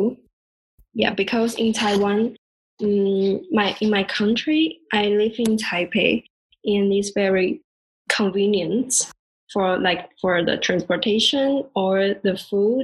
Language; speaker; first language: English; non-native, learner; Chinese